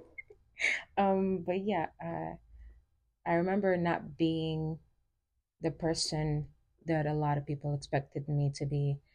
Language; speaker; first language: English; early bilingual, other home language; Wolof